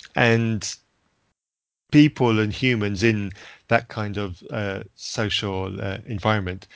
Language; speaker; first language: English; native; English